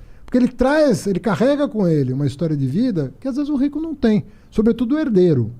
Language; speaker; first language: Portuguese; native; Portuguese